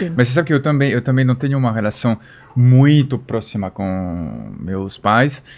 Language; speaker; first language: Portuguese; non-native, fluent; French